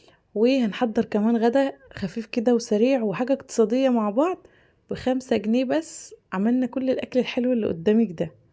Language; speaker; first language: Arabic; native; Arabic